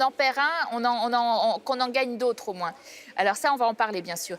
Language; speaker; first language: French; native; French